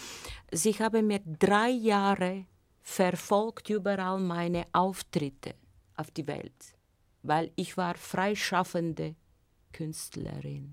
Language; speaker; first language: German; non-native, fluent; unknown